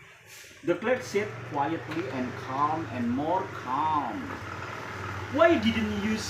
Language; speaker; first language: English; non-native, learner; Indonesian